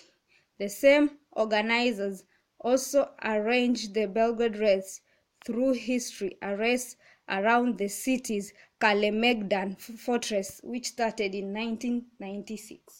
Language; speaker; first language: English; non-native, local second language; Kamba